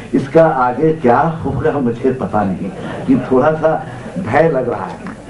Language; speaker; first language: Hindi; native; Hindi